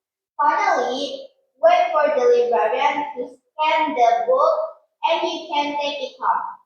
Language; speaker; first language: English; non-native, learner; Indonesian